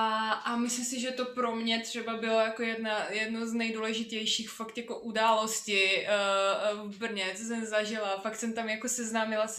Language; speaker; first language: Czech; non-native, fluent; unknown